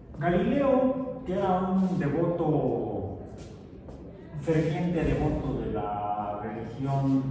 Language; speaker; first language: Spanish; native; Spanish